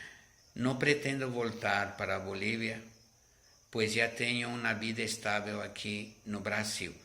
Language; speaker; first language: Portuguese; non-native, fluent; Spanish